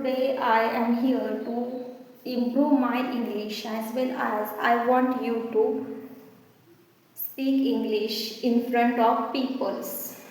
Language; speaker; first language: English; non-native, learner; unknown